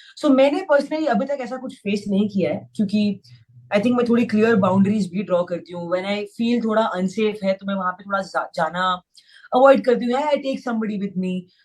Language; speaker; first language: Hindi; native; Hindi